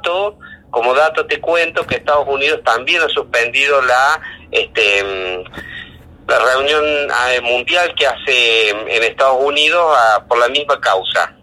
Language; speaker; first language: Spanish; native; Spanish